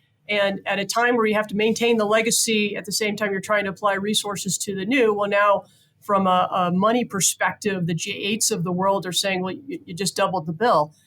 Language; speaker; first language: English; native; English